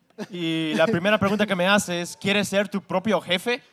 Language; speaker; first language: Spanish; non-native, fluent; English